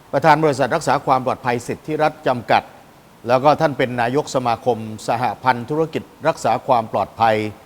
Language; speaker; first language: Thai; native; Thai